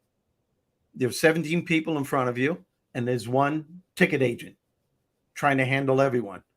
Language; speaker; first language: English; native; English